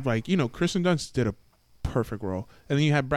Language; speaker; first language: English; native; English